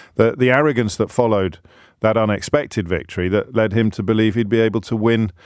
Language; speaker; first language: English; native; English